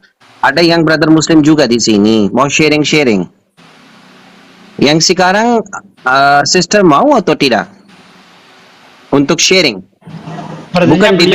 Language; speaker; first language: Indonesian; non-native, learner; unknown